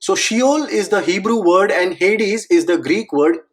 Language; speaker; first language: English; non-native, local second language; Marathi